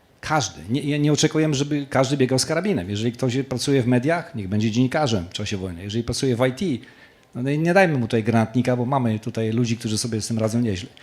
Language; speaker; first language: Polish; native; Polish